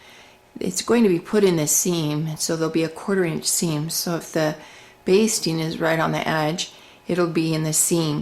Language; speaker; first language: English; native; English